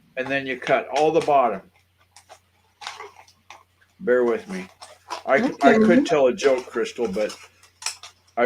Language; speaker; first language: English; native; English